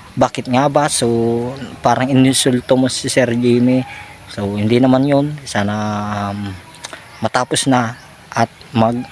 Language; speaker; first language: Filipino; native; Filipino